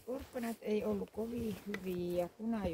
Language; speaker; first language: Finnish; native; Finnish